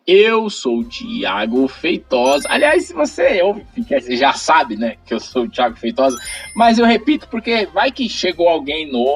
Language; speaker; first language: Portuguese; native; Portuguese